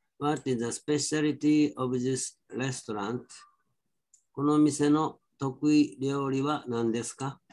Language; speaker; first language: Japanese; native; Japanese